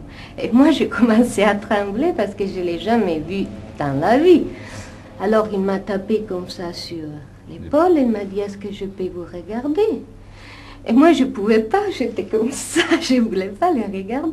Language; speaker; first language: French; non-native, fluent; Italian